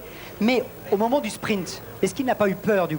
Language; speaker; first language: French; native; French